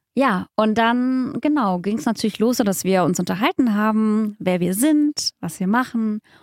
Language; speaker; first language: German; early bilingual, other home language; Russian